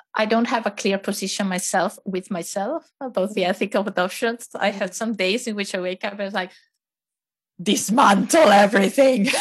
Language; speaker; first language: English; non-native, fluent; Italian